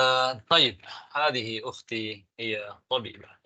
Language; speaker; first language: Arabic; non-native, fluent; Tamil